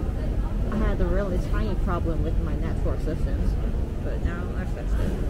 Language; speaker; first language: English; non-native, fluent; Korean